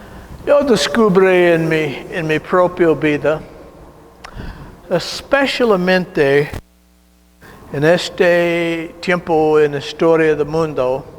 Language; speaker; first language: Spanish; non-native, learner; English